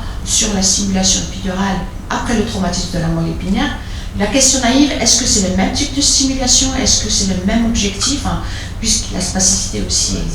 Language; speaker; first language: French; native; French